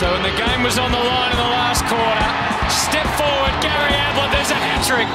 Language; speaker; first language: English; native; English